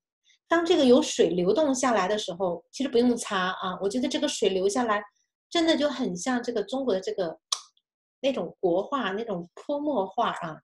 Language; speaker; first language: Chinese; native; Chinese